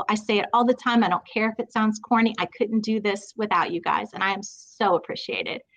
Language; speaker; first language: English; native; English